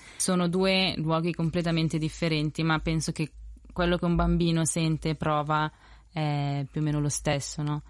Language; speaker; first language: Italian; early bilingual, other home language; Spanish